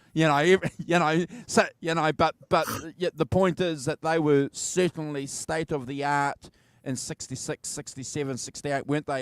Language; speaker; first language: English; native; English